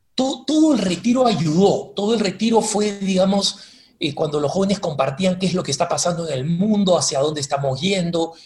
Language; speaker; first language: Spanish; native; Spanish